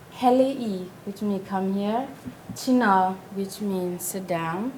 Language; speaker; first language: English; non-native, fluent; Burmese